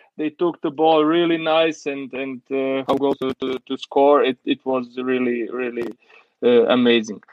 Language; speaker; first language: English; non-native, learner; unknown